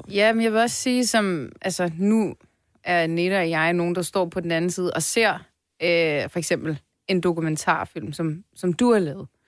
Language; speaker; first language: Danish; early bilingual, other home language; Turkish